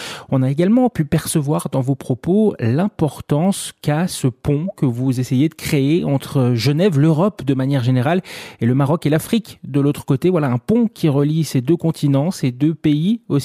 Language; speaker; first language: French; native; French